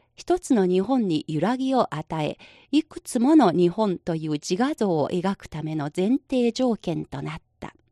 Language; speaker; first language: Japanese; non-native, fluent; Chinese